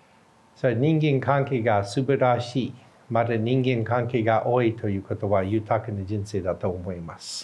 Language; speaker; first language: Japanese; non-native, fluent; English